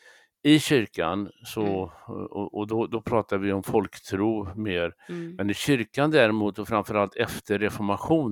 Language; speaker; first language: Swedish; native; Swedish